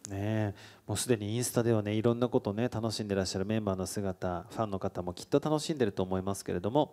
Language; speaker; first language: Japanese; native; Japanese